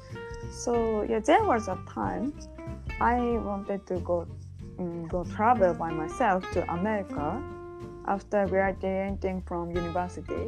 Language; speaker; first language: English; non-native, learner; Japanese